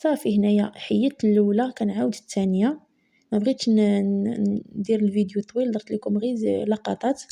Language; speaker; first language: Arabic; native; Arabic